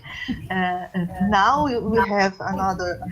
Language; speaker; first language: English; non-native, learner; Portuguese